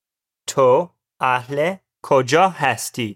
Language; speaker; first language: Persian; non-native, learner; English